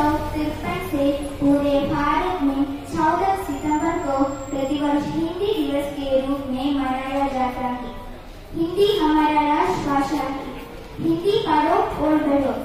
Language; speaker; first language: Hindi; non-native, local second language; Malayalam